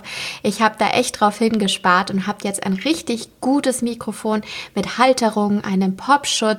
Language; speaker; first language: German; native; German